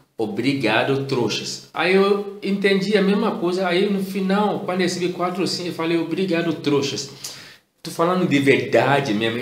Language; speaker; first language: Portuguese; non-native, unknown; Yoruba